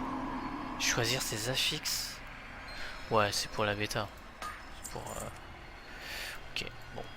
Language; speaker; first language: French; native; French